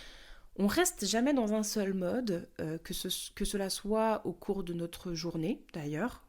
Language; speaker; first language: French; native; French